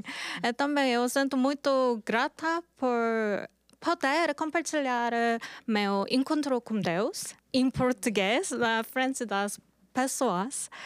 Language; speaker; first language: Portuguese; non-native, learner; Korean